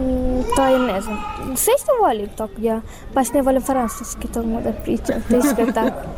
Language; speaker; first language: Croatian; non-native, learner; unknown